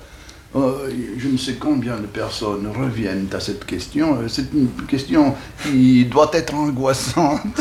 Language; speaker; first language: French; native; French